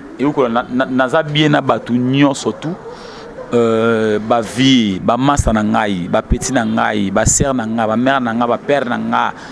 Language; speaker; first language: Lingala; native; Lingala